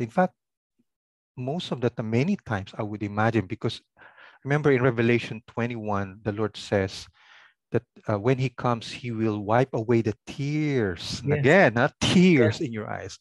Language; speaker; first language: English; non-native, local second language; Pangasinan